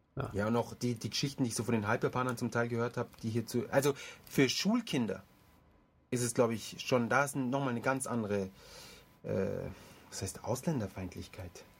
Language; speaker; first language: German; early bilingual, other home language; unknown